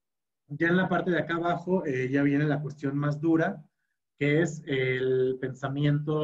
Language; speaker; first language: Spanish; native; Spanish